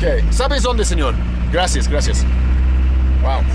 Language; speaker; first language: Spanish; non-native, learner; English